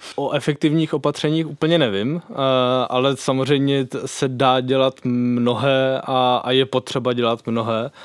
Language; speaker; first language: Czech; native; Czech